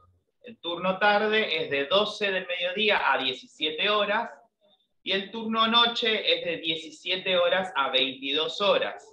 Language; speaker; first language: Spanish; native; Spanish